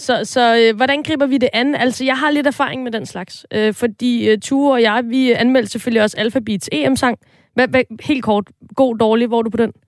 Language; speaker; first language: Danish; native; Danish